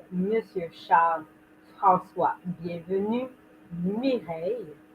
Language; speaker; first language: French; non-native, learner; English